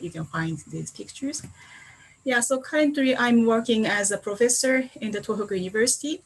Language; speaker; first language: English; non-native, fluent; Japanese